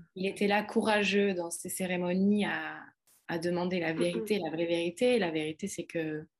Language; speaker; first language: French; native; French